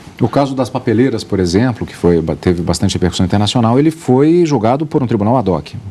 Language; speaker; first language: Portuguese; native; Portuguese